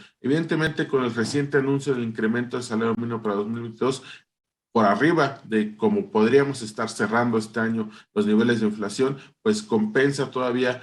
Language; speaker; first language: Spanish; native; Spanish